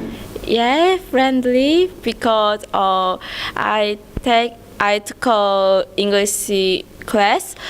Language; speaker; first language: English; non-native, learner; Korean